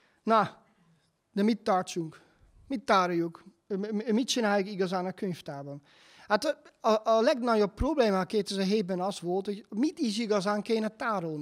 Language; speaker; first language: Hungarian; non-native, fluent; Dutch